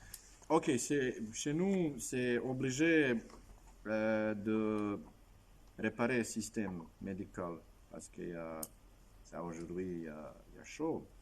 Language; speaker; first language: French; non-native, learner; Russian